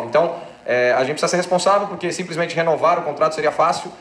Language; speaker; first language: Portuguese; native; Portuguese